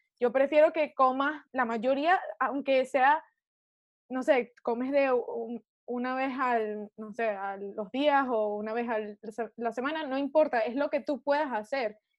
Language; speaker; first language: Spanish; early bilingual, heritage; Spanish